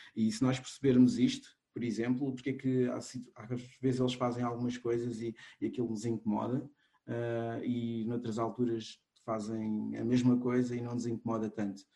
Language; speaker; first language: Portuguese; non-native, local second language; Kabuverdianu